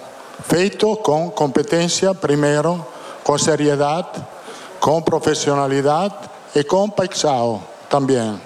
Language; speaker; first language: Portuguese; non-native, fluent; Italian